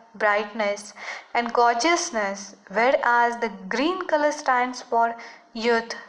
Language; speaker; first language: English; non-native, local second language; Marathi